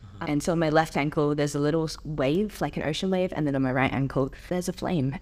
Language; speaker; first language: English; native; English